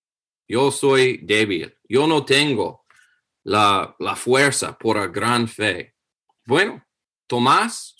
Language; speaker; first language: Spanish; non-native, fluent; English